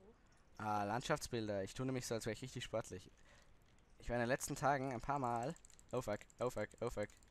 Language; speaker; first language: German; native; German